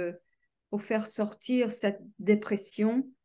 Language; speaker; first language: French; non-native, fluent; English